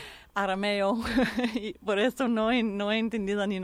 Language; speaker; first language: Spanish; non-native, fluent; Danish